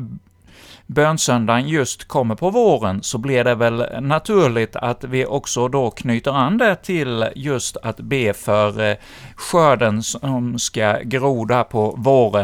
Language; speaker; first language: Swedish; native; Swedish